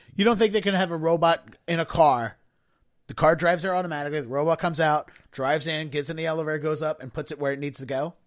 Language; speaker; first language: English; native; English